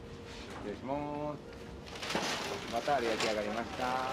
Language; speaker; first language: Japanese; native; Japanese